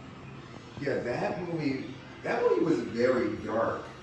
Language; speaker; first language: English; native; English